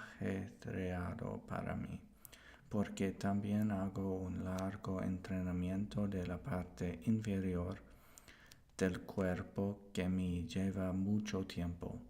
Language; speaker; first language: Spanish; non-native, learner; English